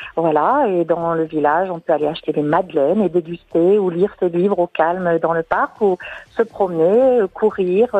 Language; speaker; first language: French; native; French